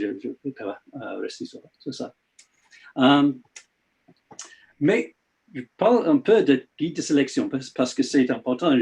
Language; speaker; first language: French; non-native, learner; English